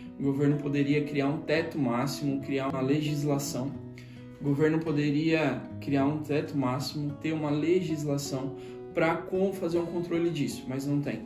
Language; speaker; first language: Portuguese; native; Portuguese